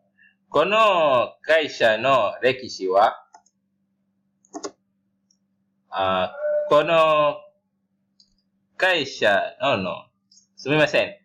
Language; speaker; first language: Japanese; non-native, learner; Malay